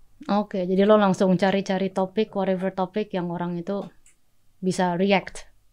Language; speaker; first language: Indonesian; native; Indonesian